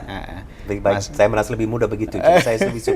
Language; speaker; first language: Indonesian; non-native, fluent; English